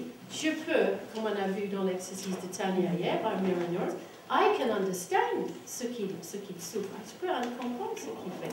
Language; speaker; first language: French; non-native, fluent; English